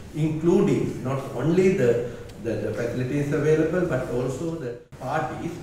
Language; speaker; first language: English; non-native, local second language; Sinhala